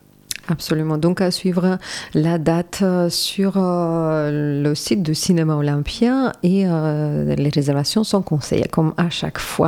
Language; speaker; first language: French; native; French